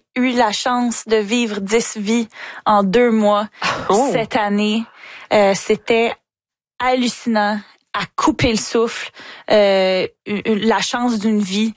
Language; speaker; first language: French; native; French